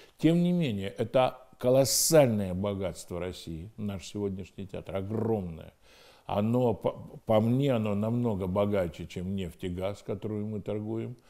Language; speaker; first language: Russian; native; Russian